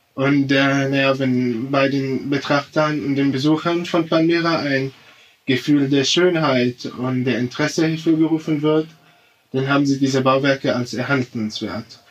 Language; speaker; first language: German; non-native, fluent; Arabic